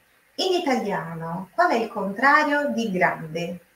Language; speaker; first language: Italian; non-native, fluent; Portuguese